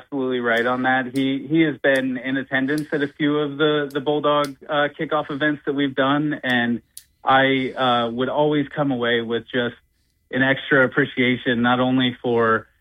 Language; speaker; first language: English; native; English